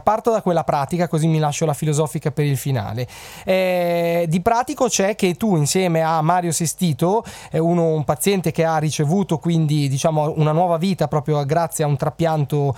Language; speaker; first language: Italian; native; Italian